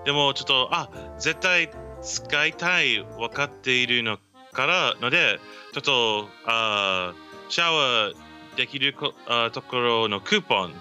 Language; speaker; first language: Japanese; non-native, learner; English